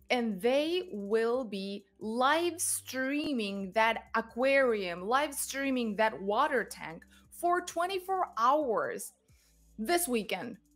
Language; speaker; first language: English; non-native, fluent; Japanese